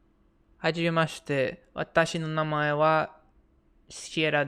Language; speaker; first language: Japanese; non-native, learner; English